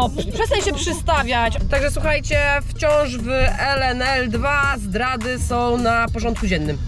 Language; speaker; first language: Polish; native; Polish